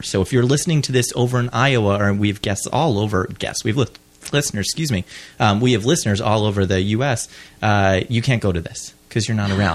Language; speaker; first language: English; native; English